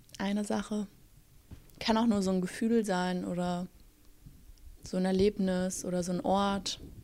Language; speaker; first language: German; native; German